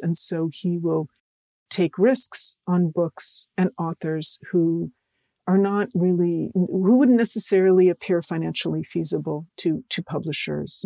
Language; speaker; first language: English; native; English